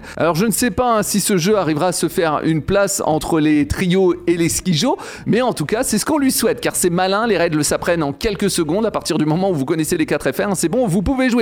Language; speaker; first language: French; native; French